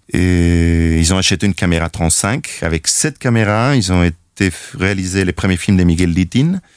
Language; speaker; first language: French; non-native, fluent; Spanish